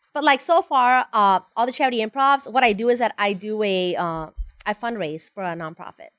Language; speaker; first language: English; non-native, fluent; Spanish